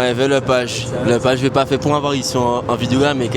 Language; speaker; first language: French; native; French